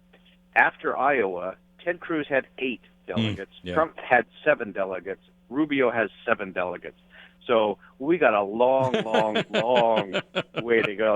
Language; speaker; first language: English; native; English